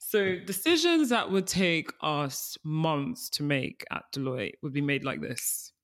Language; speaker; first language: English; early bilingual, other home language; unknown